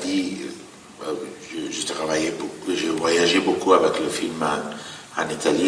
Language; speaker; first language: French; non-native, fluent; Italian